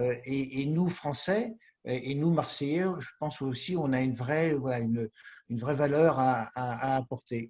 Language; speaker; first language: French; native; French